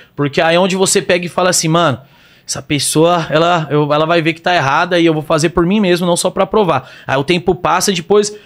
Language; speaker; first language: Portuguese; native; Portuguese